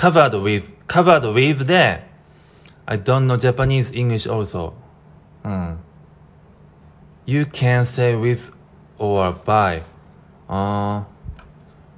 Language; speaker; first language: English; non-native, fluent; Japanese